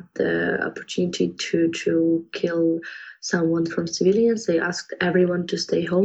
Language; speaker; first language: English; non-native, fluent; Ukrainian